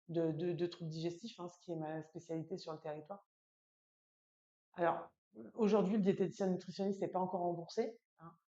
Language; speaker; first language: French; native; French